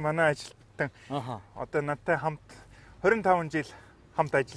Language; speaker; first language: Mongolian; non-native, fluent; English